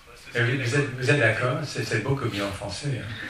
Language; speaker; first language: French; non-native, fluent; English